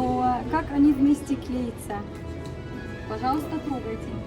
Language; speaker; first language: Russian; non-native, fluent; Arabic